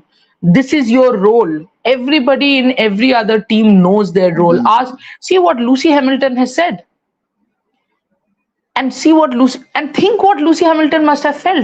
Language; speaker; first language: English; non-native, local second language; Hindi